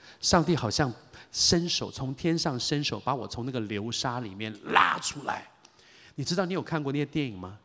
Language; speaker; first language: Chinese; native; Chinese